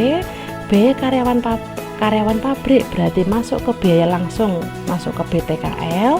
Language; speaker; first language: Indonesian; native; Indonesian